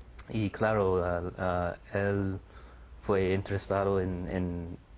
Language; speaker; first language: Spanish; non-native, learner; English